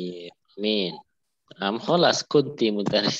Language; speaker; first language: Arabic; non-native, fluent; Indonesian